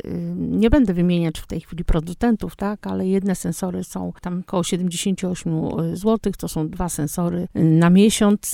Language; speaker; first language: Polish; native; Polish